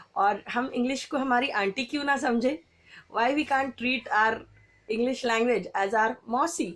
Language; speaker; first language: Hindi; non-native, local second language; Marathi